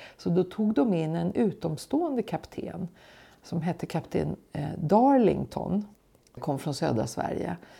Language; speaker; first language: Swedish; native; Swedish